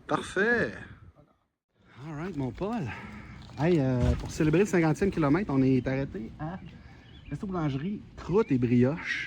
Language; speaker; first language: French; native; French